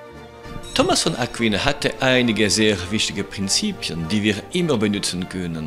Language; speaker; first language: German; non-native, local second language; French